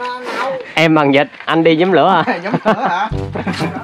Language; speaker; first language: Vietnamese; native; Vietnamese